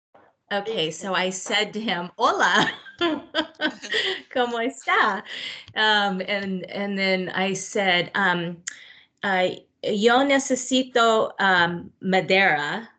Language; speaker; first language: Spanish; non-native, learner; English